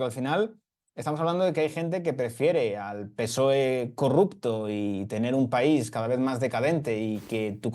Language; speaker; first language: Spanish; native; Spanish